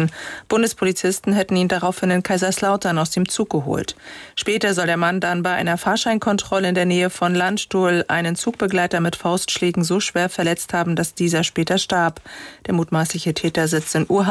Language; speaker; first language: German; native; German